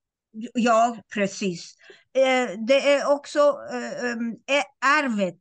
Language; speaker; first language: Swedish; non-native, fluent; Persian